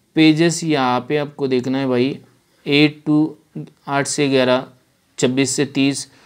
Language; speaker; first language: Hindi; non-native, local second language; Marathi